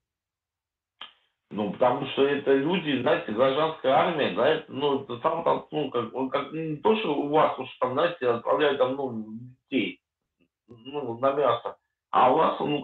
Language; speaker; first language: Russian; native; Russian